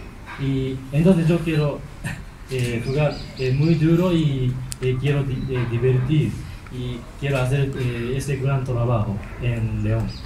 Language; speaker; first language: Spanish; non-native, learner; Japanese